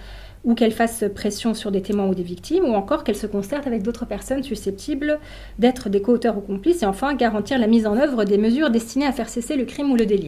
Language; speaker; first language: French; native; French